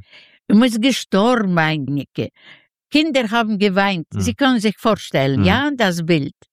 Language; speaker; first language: German; non-native, learner; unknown